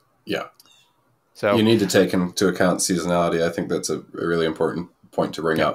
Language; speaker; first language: English; native; English